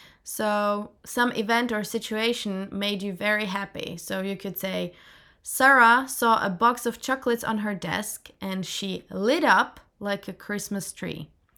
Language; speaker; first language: English; non-native, fluent; Czech